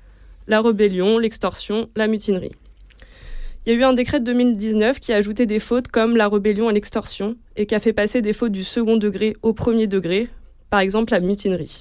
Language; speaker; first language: French; native; French